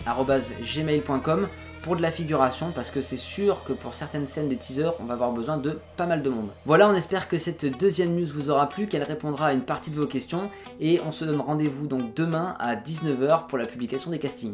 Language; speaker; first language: French; native; French